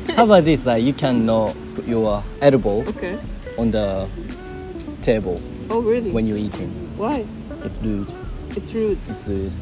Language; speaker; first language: English; non-native, learner; Japanese